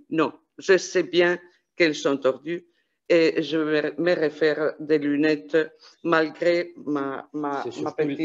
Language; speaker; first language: French; non-native, fluent; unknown